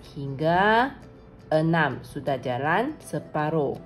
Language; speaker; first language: Malay; non-native, local second language; Chinese